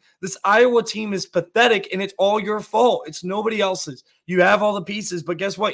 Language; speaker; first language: English; native; English